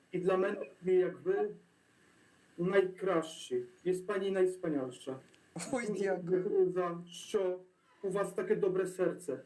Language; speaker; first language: Polish; non-native, learner; Ukrainian